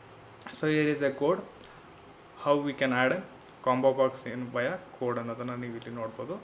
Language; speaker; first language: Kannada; native; Kannada